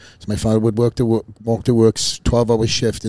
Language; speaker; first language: English; native; English